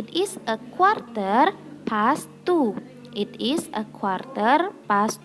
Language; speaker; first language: English; non-native, fluent; Indonesian